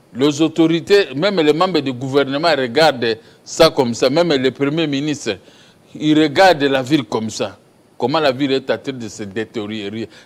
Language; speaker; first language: French; non-native, local second language; Lingala